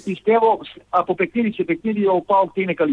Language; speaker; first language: Greek; non-native, fluent; Serbian